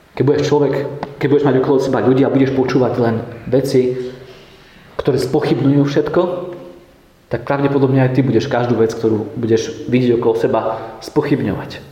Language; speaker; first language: Slovak; native; Slovak